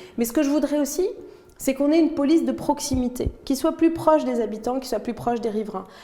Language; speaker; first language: French; non-native, local second language; Arabic